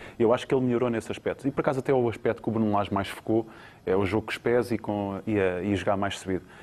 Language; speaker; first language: Portuguese; native; Portuguese